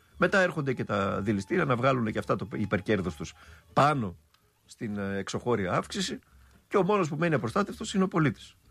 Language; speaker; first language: Greek; native; Greek